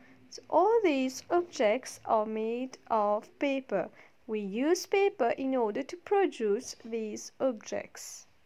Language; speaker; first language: English; non-native, local second language; Morisyen